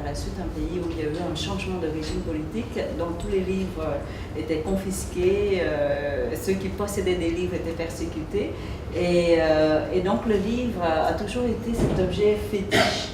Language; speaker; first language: French; early bilingual, other home language; Vietnamese